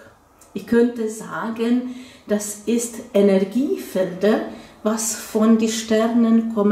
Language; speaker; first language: German; non-native, fluent; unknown